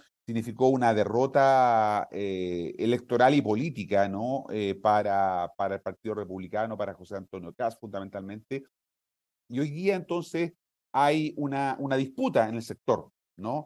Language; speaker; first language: Spanish; native; Spanish